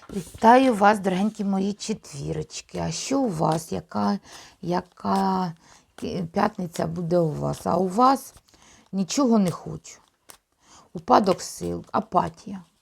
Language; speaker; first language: Ukrainian; non-native, local second language; Russian